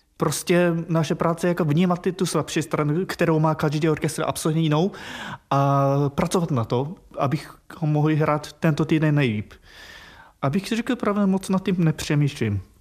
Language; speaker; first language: Czech; non-native, fluent; Japanese